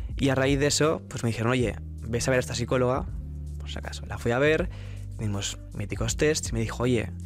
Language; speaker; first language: Spanish; native; Spanish